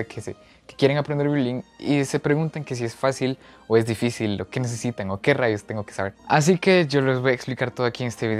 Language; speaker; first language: Spanish; native; Spanish